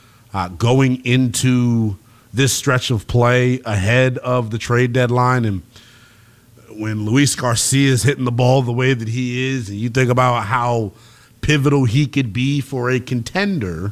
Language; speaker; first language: English; native; English